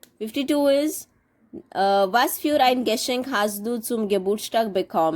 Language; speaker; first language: German; non-native, fluent; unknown